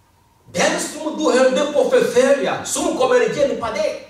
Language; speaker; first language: Swedish; non-native, fluent; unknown